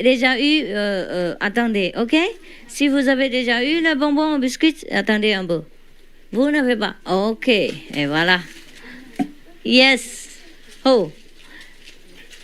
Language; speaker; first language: French; non-native, learner; Vietnamese